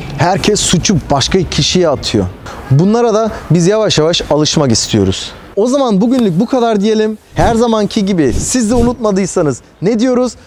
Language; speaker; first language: Turkish; early bilingual, heritage; Turkish